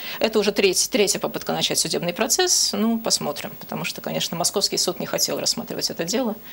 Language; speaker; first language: Russian; native; Russian